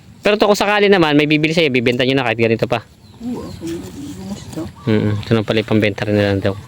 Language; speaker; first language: Filipino; native; Filipino